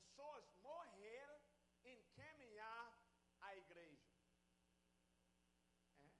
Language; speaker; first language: Portuguese; non-native, learner; English